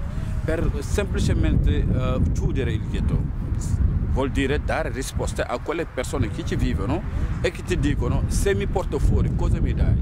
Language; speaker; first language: Italian; non-native, local second language; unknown